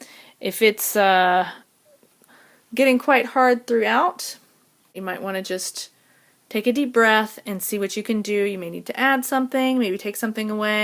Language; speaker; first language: English; native; English